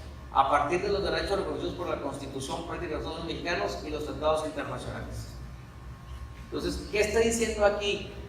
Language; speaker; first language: Spanish; native; Spanish